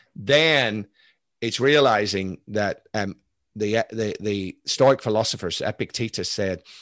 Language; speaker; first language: English; native; English